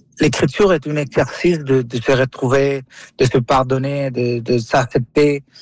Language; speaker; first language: French; non-native, fluent; Spanish